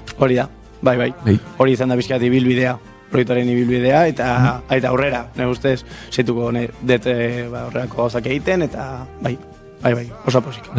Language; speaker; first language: Basque; non-native, local second language; Spanish